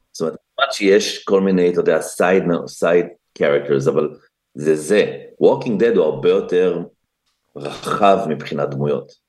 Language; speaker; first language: Hebrew; native; Hebrew